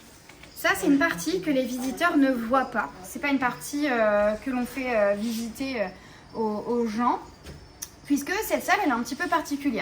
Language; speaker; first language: French; native; French